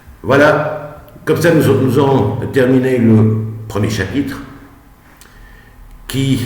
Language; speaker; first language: French; non-native, local second language; Arabic